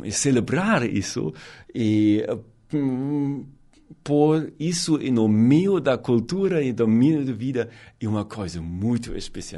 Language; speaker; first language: Portuguese; non-native, learner; German